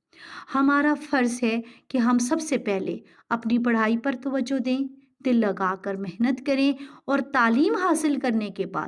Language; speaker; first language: Urdu; native; Urdu